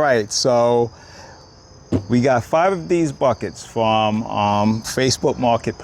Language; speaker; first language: English; native; English